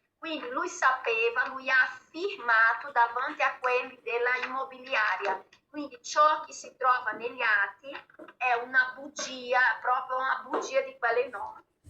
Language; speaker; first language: Italian; non-native, fluent; Portuguese